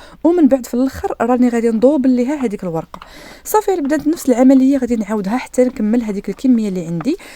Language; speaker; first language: Arabic; native; Arabic